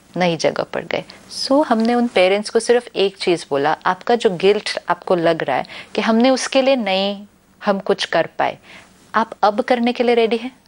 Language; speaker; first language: Hindi; native; Hindi